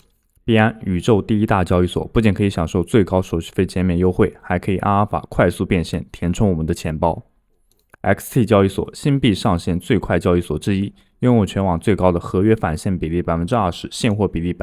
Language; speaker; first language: Chinese; native; Chinese